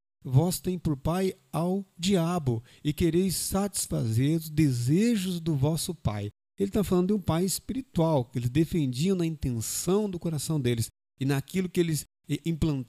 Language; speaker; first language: Portuguese; native; Portuguese